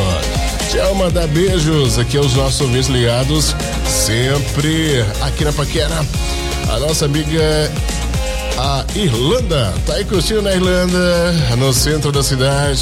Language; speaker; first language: Portuguese; native; Portuguese